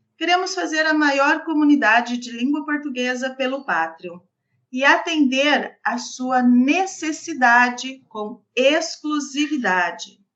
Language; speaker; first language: Portuguese; native; Portuguese